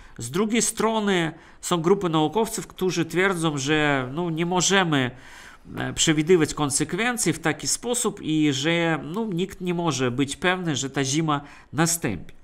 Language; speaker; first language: Polish; non-native, fluent; Russian